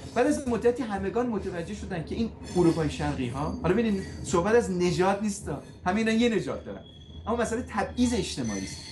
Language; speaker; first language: Persian; early bilingual, heritage; Persian